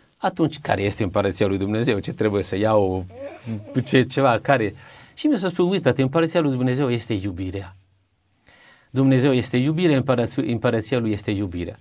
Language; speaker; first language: Romanian; non-native, fluent; Italian